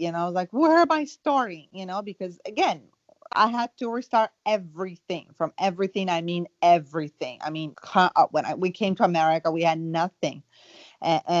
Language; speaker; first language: English; non-native, fluent; Italian